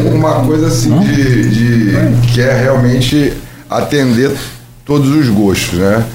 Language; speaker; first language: Portuguese; native; Portuguese